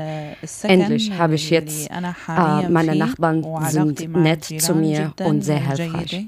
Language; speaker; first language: German; non-native, learner; Arabic